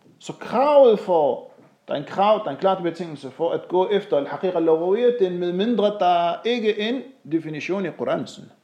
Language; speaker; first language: Danish; non-native, fluent; Arabic